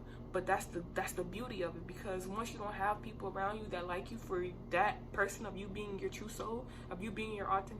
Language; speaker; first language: English; native; English